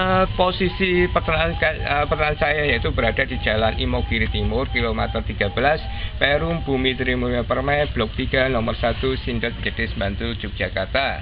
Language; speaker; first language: Indonesian; non-native, local second language; Javanese